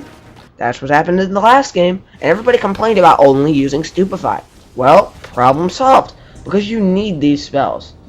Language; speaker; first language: English; native; English